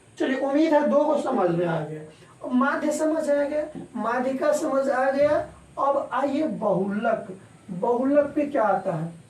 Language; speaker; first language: Hindi; native; Hindi